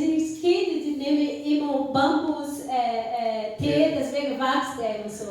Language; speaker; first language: German; non-native, fluent; Portuguese